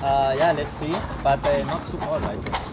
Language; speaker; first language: English; non-native, fluent; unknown